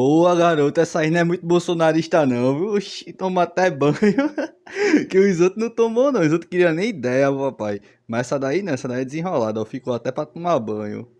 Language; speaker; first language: Portuguese; native; Portuguese